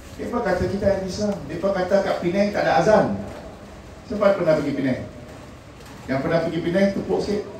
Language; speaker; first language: Malay; non-native, local second language; Min Nan Chinese